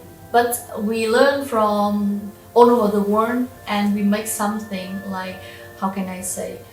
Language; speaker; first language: English; non-native, local second language; Vietnamese